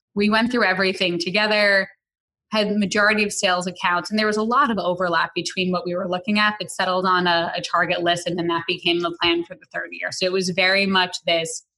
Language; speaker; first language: English; native; English